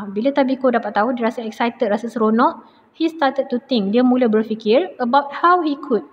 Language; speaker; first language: English; non-native, local second language; Malay